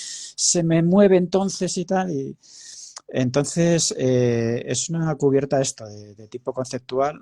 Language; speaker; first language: Spanish; native; Spanish